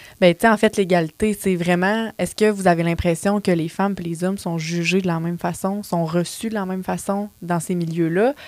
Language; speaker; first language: French; native; French